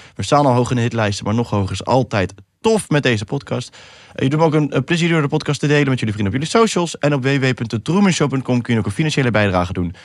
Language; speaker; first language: Dutch; early bilingual, other home language; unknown